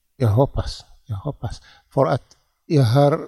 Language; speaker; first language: Swedish; non-native, learner; Tigrinya